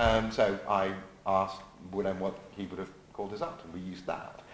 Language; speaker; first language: English; native; English